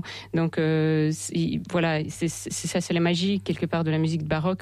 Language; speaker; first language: French; non-native, fluent; Ukrainian